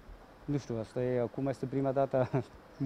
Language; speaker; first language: Romanian; non-native, learner; German